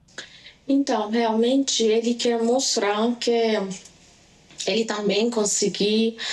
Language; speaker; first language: Portuguese; non-native, learner; Persian